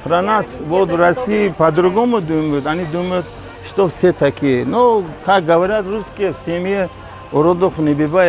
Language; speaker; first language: Russian; non-native, local second language; Tajik